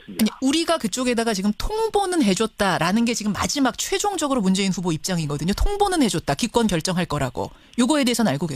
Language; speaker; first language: Korean; native; Korean